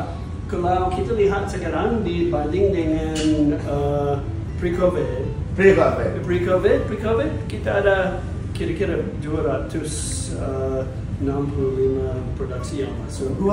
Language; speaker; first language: Indonesian; non-native, fluent; English